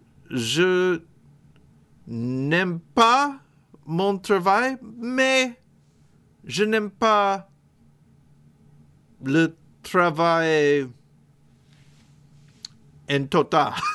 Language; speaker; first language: French; non-native, learner; English